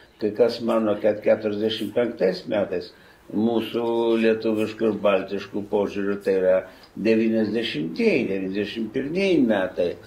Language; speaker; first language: Lithuanian; native; Lithuanian